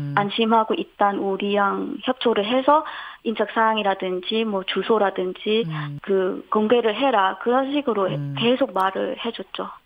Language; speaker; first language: Korean; non-native, fluent; Vietnamese